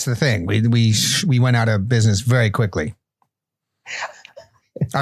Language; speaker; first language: English; native; English